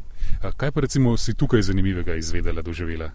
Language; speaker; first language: Slovenian; native; Slovenian